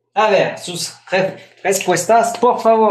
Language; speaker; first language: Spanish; non-native, fluent; French